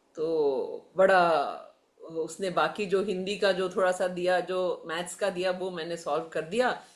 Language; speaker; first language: Hindi; native; Hindi